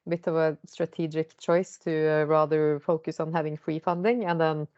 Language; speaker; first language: English; non-native, fluent; Norwegian